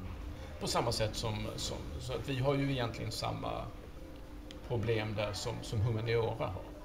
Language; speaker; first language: Swedish; native; Swedish